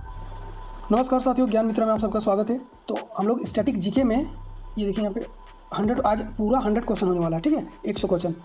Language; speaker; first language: Hindi; native; Hindi